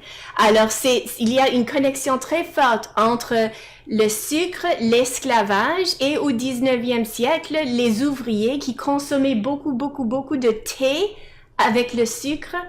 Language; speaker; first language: French; non-native, fluent; English